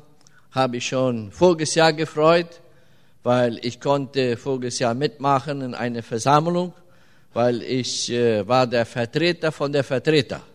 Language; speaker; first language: German; early bilingual, heritage; German